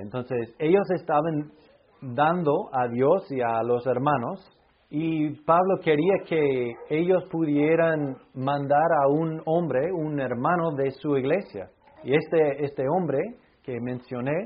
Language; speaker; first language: Spanish; non-native, fluent; English